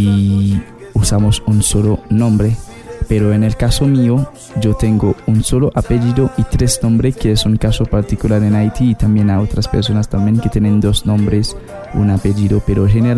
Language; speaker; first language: Spanish; non-native, fluent; Haitian Creole